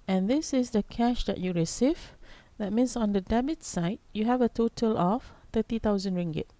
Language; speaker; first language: English; non-native, local second language; Malay